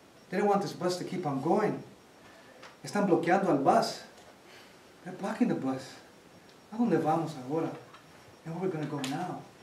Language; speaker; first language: English; early bilingual, other home language; Spanish